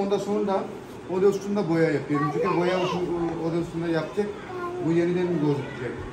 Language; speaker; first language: Turkish; non-native, learner; Urdu